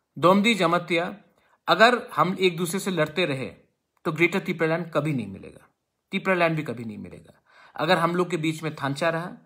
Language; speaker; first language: Hindi; non-native, local second language; Kok Borok